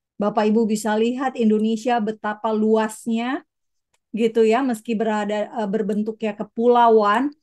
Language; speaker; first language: Indonesian; native; Indonesian